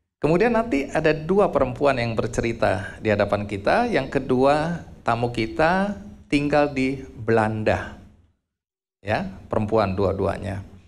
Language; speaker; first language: Indonesian; native; Indonesian